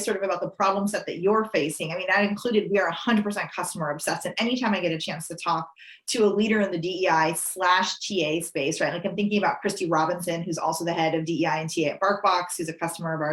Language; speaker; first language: English; native; English